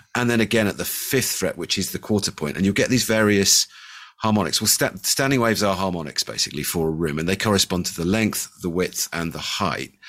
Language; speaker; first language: English; native; English